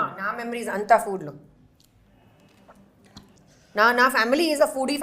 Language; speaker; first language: Telugu; non-native, learner; Hindi